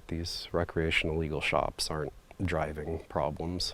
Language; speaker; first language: English; native; English